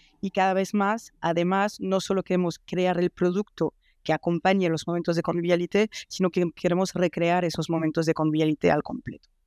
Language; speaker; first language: Spanish; non-native, fluent; French